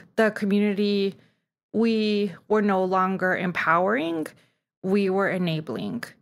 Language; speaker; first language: English; early bilingual, other home language; Spanish